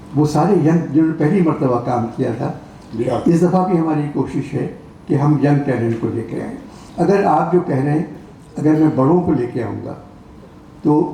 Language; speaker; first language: Urdu; native; Urdu